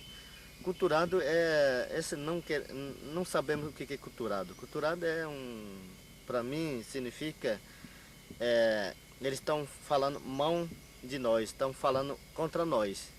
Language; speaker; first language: Portuguese; non-native, local second language; Yanomámi